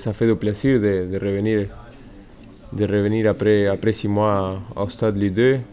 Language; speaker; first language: French; non-native, fluent; Spanish